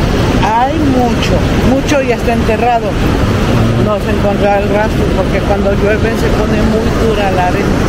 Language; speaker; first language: Spanish; native; Spanish